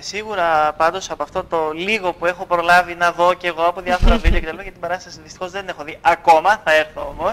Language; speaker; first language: Greek; native; Greek